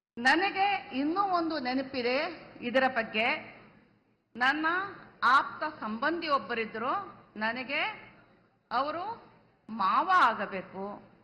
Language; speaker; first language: Kannada; non-native, local second language; Urdu